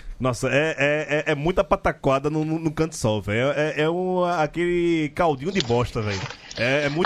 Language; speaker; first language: Portuguese; native; Portuguese